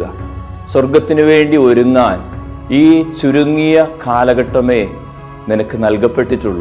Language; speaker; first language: Malayalam; native; Malayalam